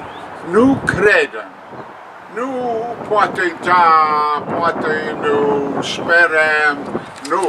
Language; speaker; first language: Romanian; non-native, learner; English